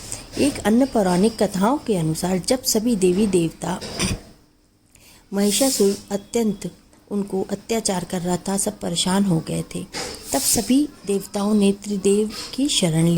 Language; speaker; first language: Hindi; native; Hindi